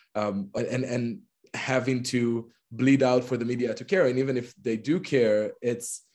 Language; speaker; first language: English; non-native, fluent; Hebrew